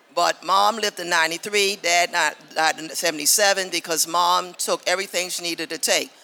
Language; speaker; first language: English; native; English